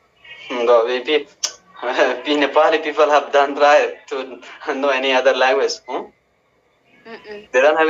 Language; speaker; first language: English; non-native, learner; Nepali